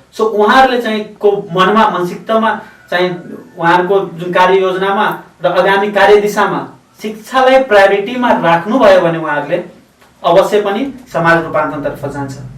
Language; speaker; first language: Nepali; non-native, local second language; Maithili